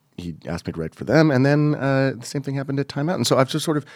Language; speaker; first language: English; native; English